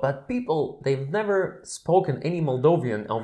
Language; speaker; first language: English; non-native, fluent; Russian